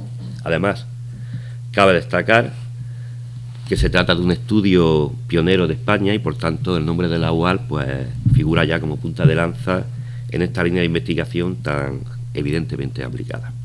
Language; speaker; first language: Spanish; native; Spanish